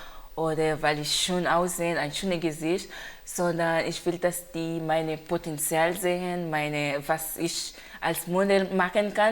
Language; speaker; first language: German; non-native, learner; Haitian Creole